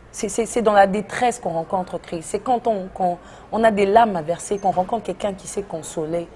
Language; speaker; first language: French; non-native, local second language; Lingala